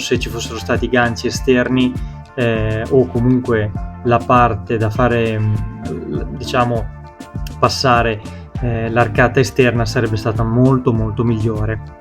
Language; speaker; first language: Italian; native; Italian